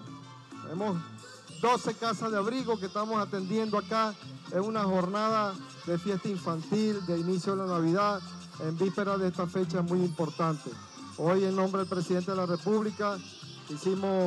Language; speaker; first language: Spanish; native; Spanish